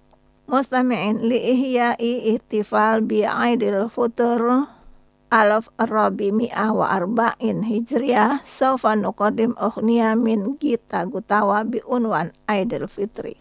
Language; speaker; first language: Arabic; non-native, fluent; Indonesian